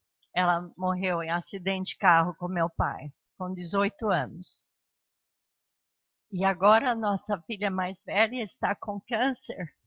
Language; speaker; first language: Portuguese; non-native, fluent; English